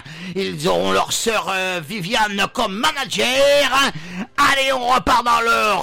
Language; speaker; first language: French; native; French